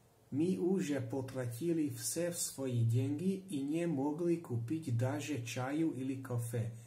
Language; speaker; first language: Russian; non-native, learner; Hungarian